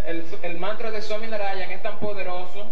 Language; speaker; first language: Spanish; native; Spanish